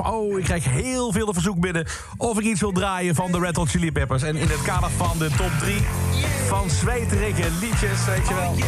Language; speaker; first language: Dutch; native; Dutch